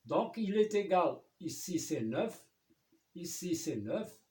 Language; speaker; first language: French; non-native, local second language; Arabic